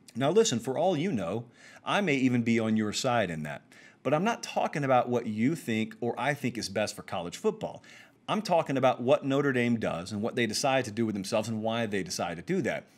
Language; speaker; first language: English; native; English